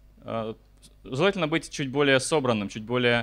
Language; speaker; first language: Russian; native; Russian